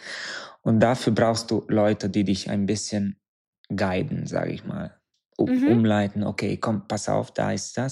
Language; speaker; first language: German; non-native, fluent; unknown